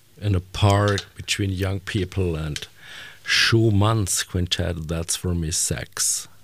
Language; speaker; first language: English; non-native, learner; German